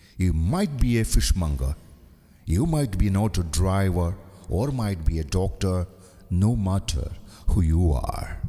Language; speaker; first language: English; non-native, local second language; Malayalam